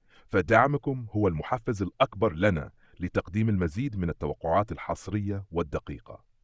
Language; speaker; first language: Arabic; native; Arabic